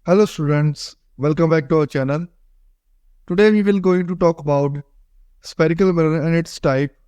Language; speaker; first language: English; non-native, local second language; Punjabi